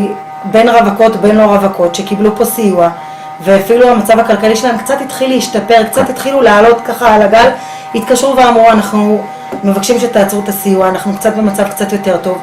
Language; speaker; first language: Hebrew; native; Hebrew